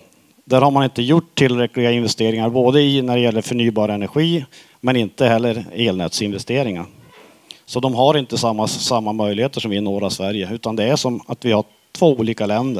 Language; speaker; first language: Swedish; native; Swedish